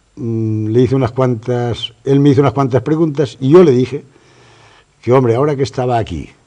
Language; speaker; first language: Spanish; native; Spanish